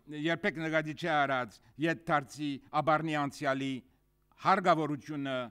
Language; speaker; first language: Armenian; early bilingual, heritage; Armenian